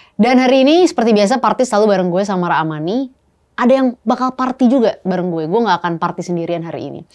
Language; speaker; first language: Indonesian; native; Indonesian